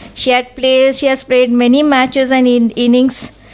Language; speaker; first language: English; non-native, local second language; Marathi